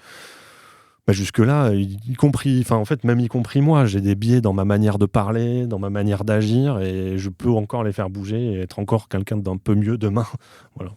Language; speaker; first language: French; native; French